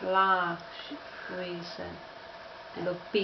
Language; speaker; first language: French; non-native, learner; Czech